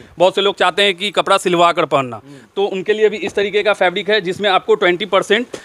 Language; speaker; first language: Hindi; native; Hindi